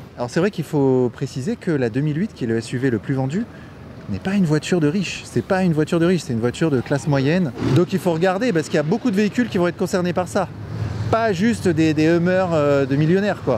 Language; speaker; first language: French; native; French